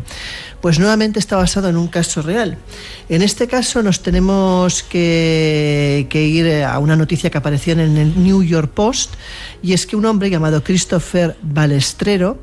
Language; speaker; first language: Spanish; native; Spanish